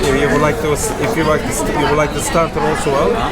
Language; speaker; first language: English; non-native, learner; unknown